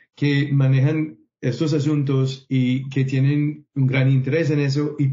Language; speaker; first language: Spanish; non-native, fluent; English